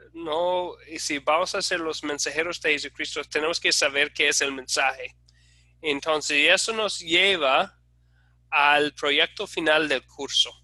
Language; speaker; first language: Spanish; non-native, fluent; English